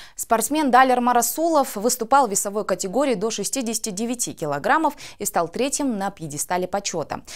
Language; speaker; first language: Russian; non-native, local second language; Kyrgyz